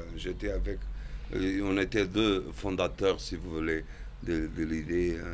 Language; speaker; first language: French; non-native, fluent; Portuguese